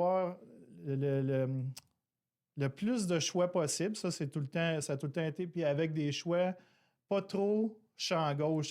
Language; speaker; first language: French; native; French